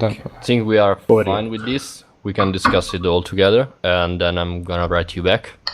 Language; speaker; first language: English; non-native, fluent; Italian